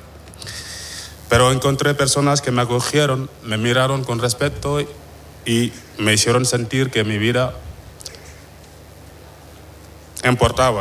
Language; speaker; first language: Spanish; non-native, fluent; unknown